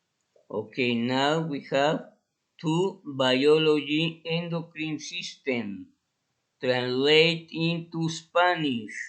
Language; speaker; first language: English; non-native, fluent; Spanish